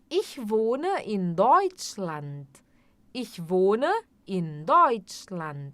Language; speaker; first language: German; non-native, fluent; Portuguese